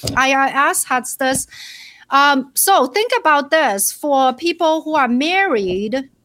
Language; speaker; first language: English; non-native, fluent; Chinese